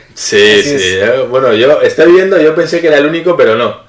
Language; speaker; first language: Spanish; native; Spanish